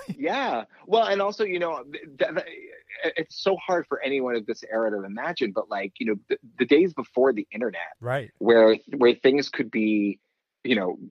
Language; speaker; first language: English; native; English